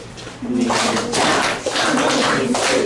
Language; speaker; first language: Chinese; non-native, learner; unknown